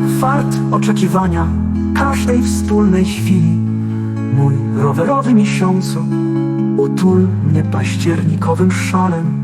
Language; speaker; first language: Polish; native; Polish